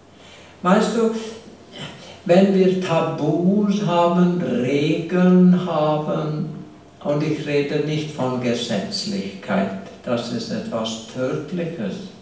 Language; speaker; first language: German; non-native, fluent; English